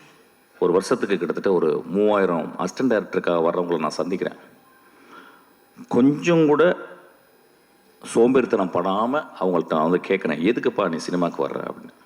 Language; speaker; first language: Tamil; native; Tamil